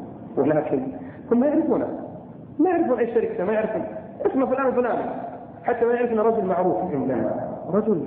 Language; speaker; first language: Arabic; native; Arabic